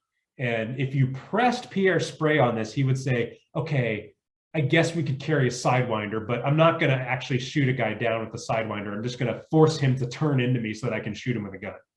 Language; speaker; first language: English; native; English